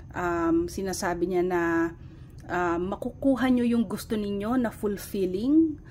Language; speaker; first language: Filipino; native; Filipino